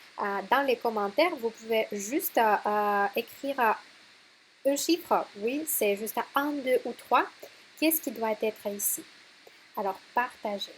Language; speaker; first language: French; non-native, fluent; Russian